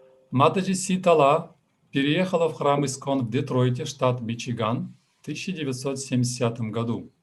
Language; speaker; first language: Russian; native; Russian